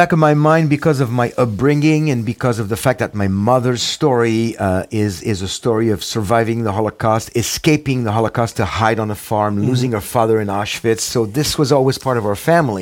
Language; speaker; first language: English; non-native, fluent; French